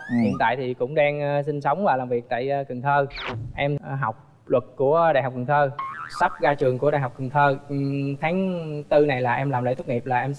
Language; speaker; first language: Vietnamese; native; Vietnamese